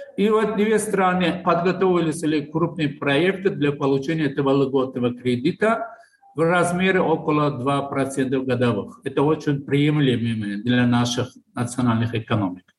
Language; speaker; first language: Russian; non-native, local second language; Tajik